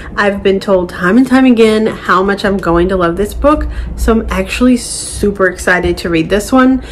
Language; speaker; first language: English; native; English